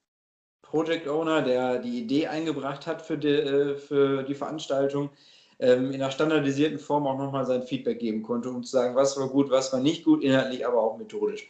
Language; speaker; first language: German; native; German